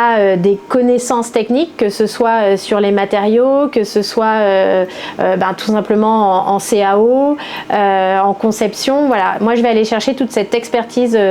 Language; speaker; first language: French; native; French